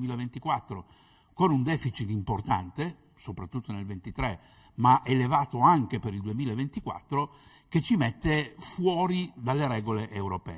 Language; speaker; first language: Italian; native; Italian